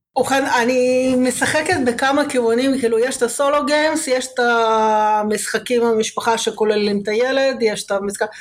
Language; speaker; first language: Hebrew; early bilingual, other home language; Russian